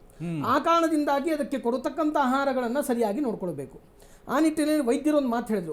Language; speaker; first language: Kannada; native; Kannada